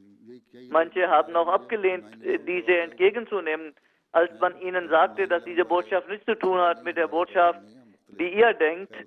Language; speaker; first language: German; non-native, fluent; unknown